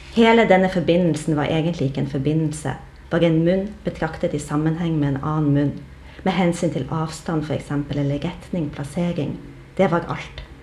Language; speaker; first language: Norwegian; early bilingual, other home language; Polish